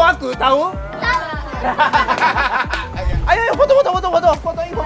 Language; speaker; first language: Indonesian; non-native, fluent; Japanese